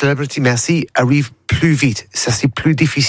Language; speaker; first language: French; non-native, learner; English